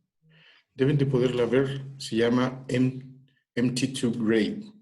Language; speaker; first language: Spanish; native; Spanish